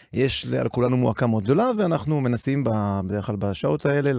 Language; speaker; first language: Hebrew; native; Hebrew